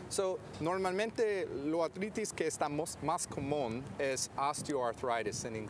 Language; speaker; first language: Spanish; non-native, fluent; English